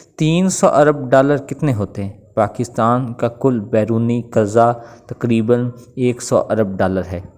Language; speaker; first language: Urdu; non-native, local second language; Pashto